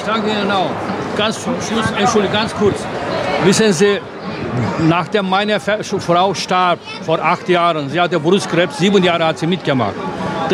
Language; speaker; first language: German; non-native, fluent; Turkish